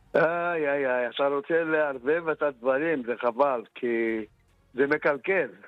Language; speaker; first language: Hebrew; non-native, fluent; Portuguese